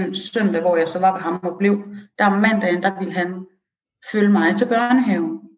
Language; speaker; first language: Danish; early bilingual, other home language; Persian